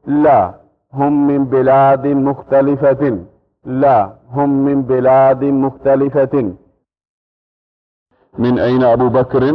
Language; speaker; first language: Arabic; non-native, fluent; Urdu